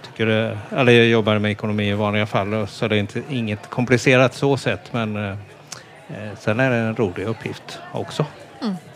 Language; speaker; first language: Swedish; native; Swedish